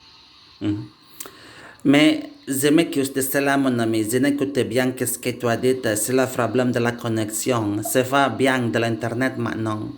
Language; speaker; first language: French; non-native, learner; Indonesian